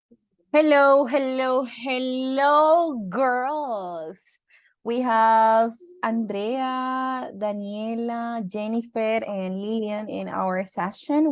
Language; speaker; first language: English; non-native, fluent; Spanish